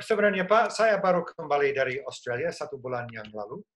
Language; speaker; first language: Indonesian; non-native, fluent; English